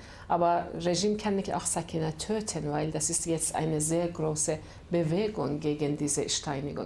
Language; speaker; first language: German; non-native, fluent; Persian